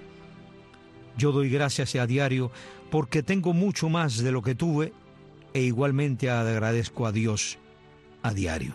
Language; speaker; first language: Spanish; native; Spanish